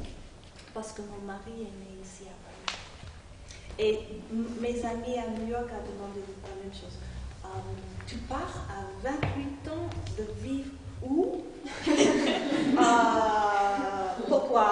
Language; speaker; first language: French; non-native, learner; English